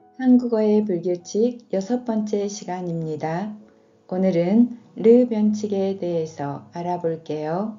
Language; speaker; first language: Korean; non-native, fluent; Japanese